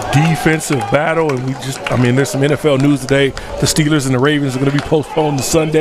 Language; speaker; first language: English; native; English